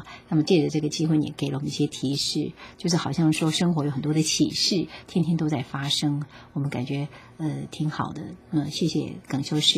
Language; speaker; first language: Chinese; native; Chinese